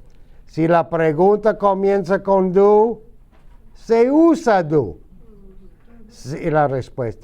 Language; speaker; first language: Spanish; non-native, fluent; English